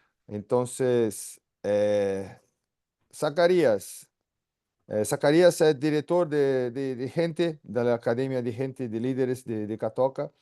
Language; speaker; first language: Spanish; non-native, fluent; Portuguese